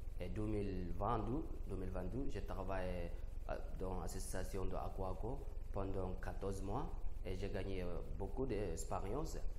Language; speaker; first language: French; non-native, learner; Arabic